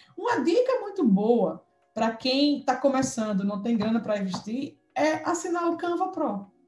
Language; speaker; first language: Portuguese; native; Portuguese